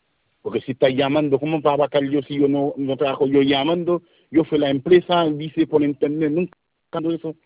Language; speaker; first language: Spanish; non-native, learner; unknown